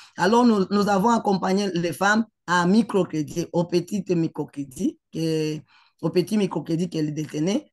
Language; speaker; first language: French; non-native, local second language; Swahili